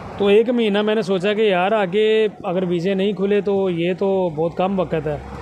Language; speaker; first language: Urdu; non-native, local second language; Punjabi